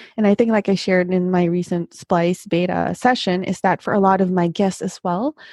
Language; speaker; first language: English; non-native, local second language; Filipino